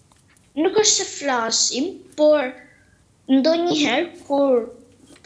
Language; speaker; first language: Albanian; early bilingual, heritage; Albanian